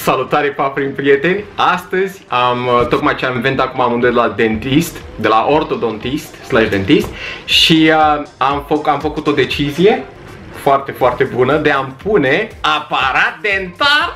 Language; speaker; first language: Romanian; native; Romanian